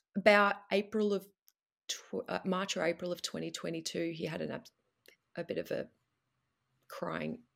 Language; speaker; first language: English; native; English